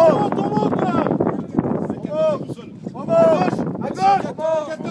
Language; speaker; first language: French; native; French